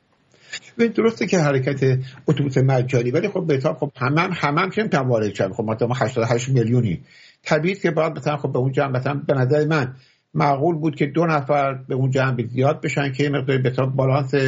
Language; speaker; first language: Persian; native; Persian